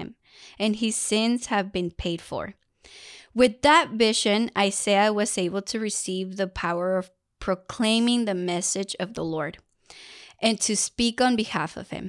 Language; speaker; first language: English; non-native, fluent; Spanish